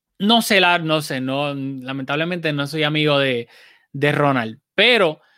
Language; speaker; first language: Spanish; native; Spanish